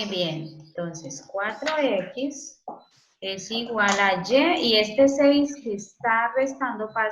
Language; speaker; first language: Spanish; native; Spanish